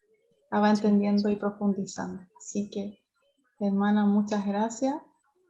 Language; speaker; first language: Spanish; native; Spanish